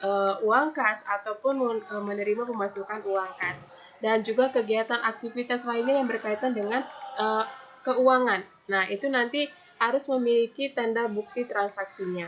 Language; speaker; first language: Indonesian; native; Indonesian